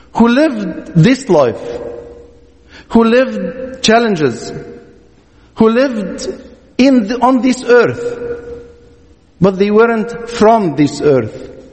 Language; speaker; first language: English; non-native, fluent; Arabic